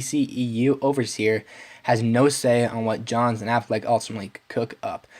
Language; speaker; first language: English; native; English